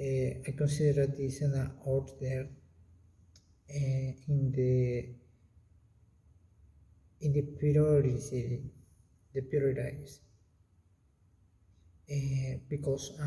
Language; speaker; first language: English; non-native, learner; Spanish